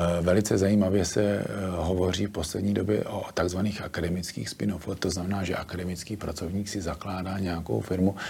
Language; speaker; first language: Czech; native; Czech